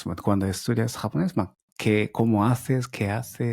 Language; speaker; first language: Spanish; non-native, learner; Japanese